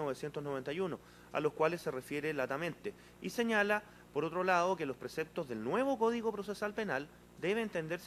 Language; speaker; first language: Spanish; native; Spanish